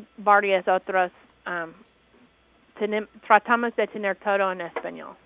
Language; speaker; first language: Spanish; non-native, learner; English